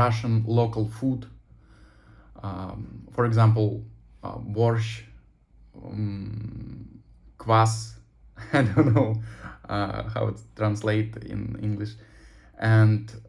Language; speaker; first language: English; non-native, learner; Russian